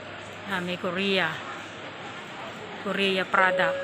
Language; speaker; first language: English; non-native, local second language; Filipino